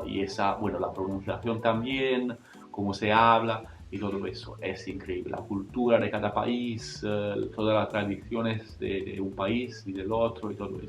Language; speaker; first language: Spanish; non-native, fluent; Italian